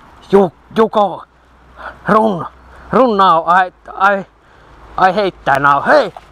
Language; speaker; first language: English; non-native, learner; Finnish